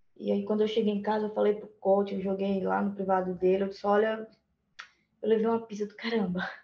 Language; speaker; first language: Portuguese; native; Portuguese